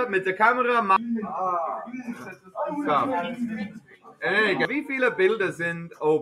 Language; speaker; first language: German; non-native, fluent; English